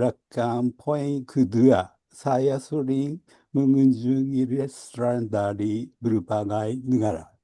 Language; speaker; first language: Indonesian; non-native, learner; Japanese